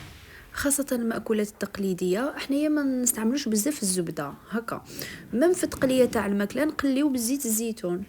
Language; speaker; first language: Arabic; native; Arabic